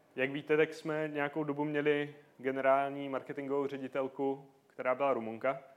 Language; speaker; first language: Czech; native; Czech